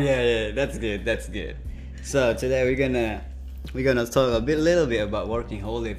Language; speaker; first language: English; non-native, fluent; Indonesian